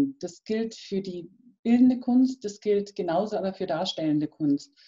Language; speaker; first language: German; native; German